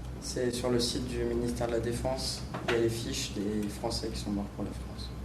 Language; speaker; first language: French; native; French